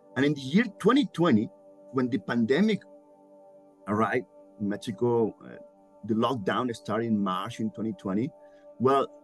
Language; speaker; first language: English; non-native, fluent; Spanish